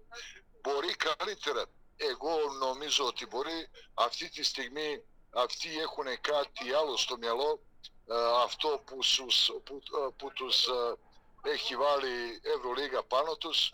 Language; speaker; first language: Greek; non-native, fluent; Serbian